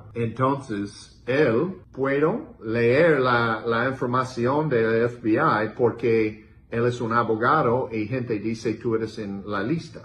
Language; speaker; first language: Spanish; non-native, learner; English